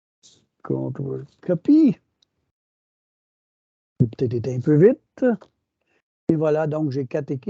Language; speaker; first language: French; native; French